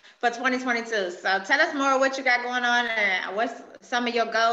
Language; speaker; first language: English; native; English